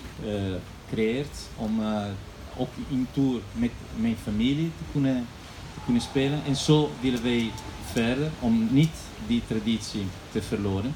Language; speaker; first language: Dutch; non-native, fluent; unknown